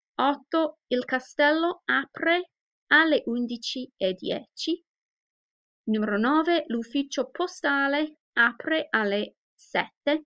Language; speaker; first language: Italian; non-native, fluent; English